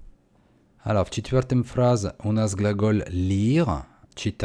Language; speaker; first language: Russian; non-native, learner; French